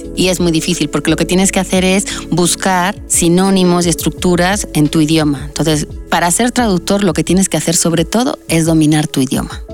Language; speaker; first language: Spanish; native; Spanish